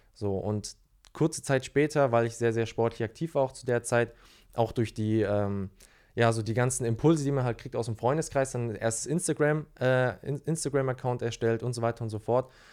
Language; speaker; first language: German; native; German